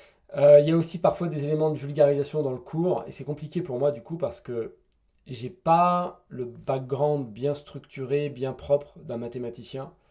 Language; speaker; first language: French; native; French